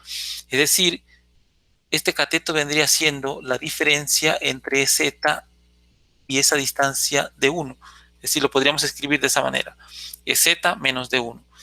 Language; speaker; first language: Spanish; native; Spanish